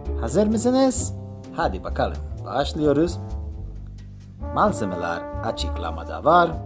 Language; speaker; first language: Turkish; non-native, learner; Spanish